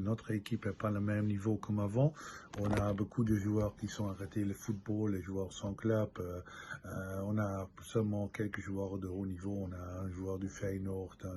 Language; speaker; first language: French; non-native, local second language; Dutch